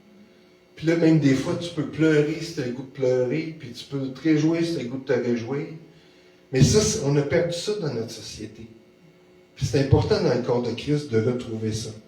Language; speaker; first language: French; native; French